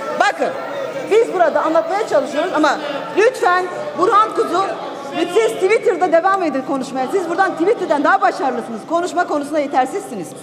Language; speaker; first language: Turkish; non-native, local second language; Kurdish